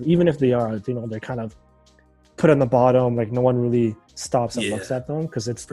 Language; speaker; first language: English; native; English